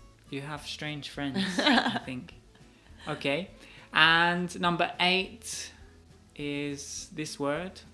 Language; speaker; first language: English; native; English